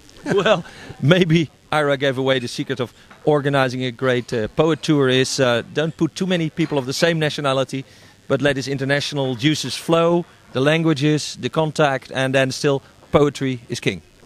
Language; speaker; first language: English; non-native, fluent; Dutch